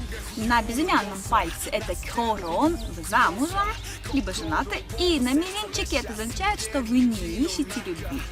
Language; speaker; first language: Russian; native; Russian